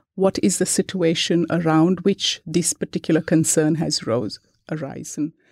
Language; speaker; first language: English; non-native, local second language; Malayalam